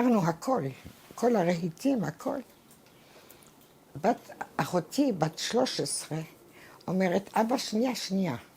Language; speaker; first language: Hebrew; non-native, fluent; Arabic